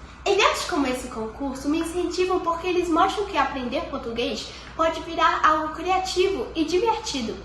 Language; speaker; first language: Portuguese; early bilingual, heritage; Portuguese